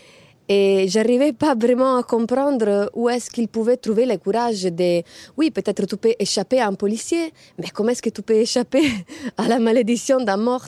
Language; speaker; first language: French; non-native, fluent; Italian